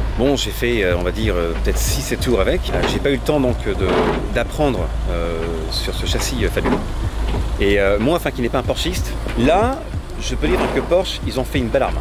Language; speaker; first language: French; native; French